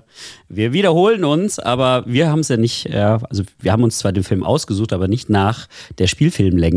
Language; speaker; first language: German; native; German